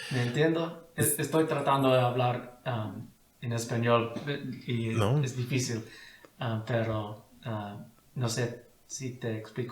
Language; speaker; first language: Spanish; non-native, fluent; English